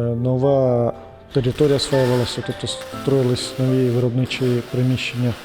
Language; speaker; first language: Ukrainian; native; Ukrainian